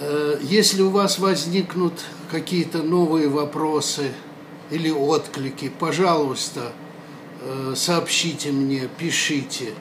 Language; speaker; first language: Russian; native; Russian